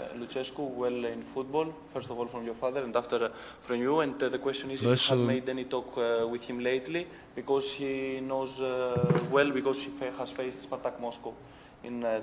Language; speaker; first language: English; non-native, fluent; Greek